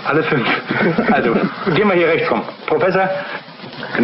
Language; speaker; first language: German; native; German